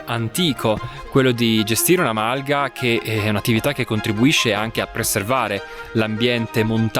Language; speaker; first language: Italian; native; Italian